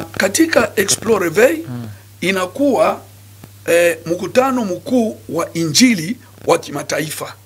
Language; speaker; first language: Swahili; non-native, local second language; Nande